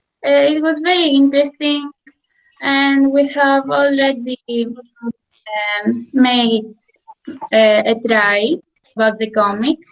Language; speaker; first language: English; non-native, learner; Spanish